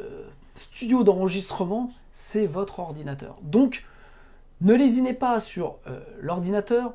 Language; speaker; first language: French; native; French